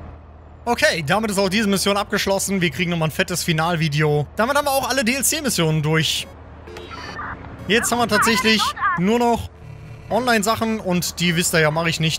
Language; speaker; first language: German; native; German